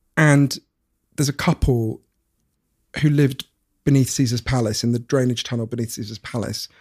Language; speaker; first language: English; native; English